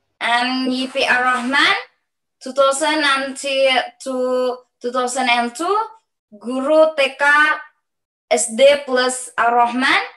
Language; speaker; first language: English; non-native, learner; Indonesian